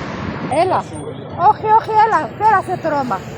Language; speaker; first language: Greek; non-native, learner; Armenian